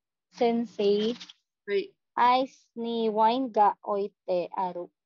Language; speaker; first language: Japanese; non-native, learner; Vietnamese